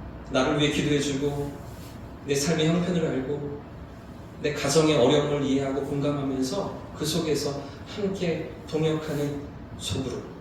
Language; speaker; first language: Korean; native; Korean